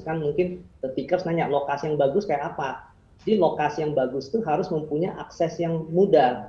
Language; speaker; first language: Indonesian; native; Indonesian